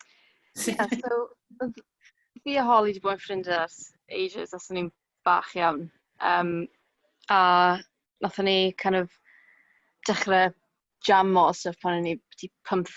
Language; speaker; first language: Welsh; native; Welsh